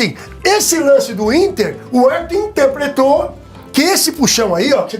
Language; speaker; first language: Portuguese; native; Portuguese